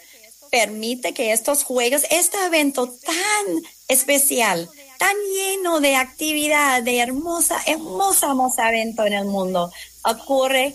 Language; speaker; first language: Spanish; non-native, fluent; English